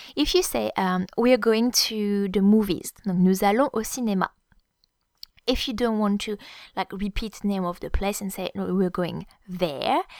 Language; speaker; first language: English; non-native, fluent; French